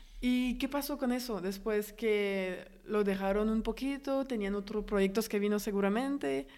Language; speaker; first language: Spanish; non-native, fluent; French